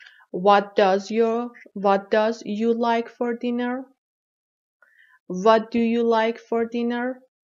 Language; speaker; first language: English; non-native, fluent; Persian